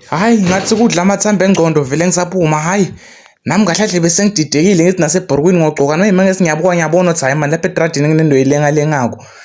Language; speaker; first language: Zulu; non-native, local second language; Swati